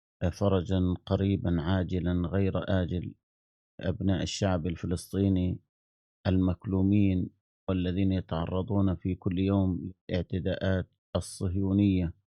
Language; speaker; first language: Arabic; native; Arabic